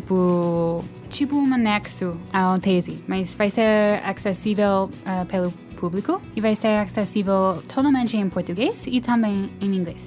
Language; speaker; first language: Portuguese; non-native, fluent; English